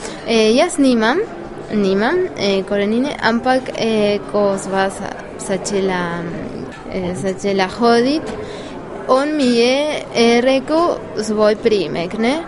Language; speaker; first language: Slovenian; non-native, learner; Spanish